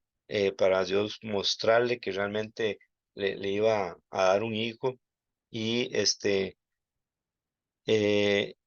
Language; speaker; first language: Spanish; native; Spanish